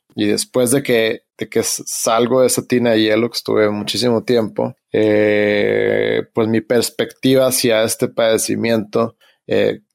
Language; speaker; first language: Spanish; native; Spanish